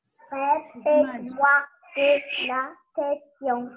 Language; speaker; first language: French; non-native, learner; Arabic